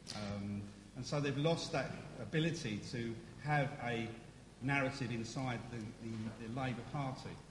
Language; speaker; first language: English; native; English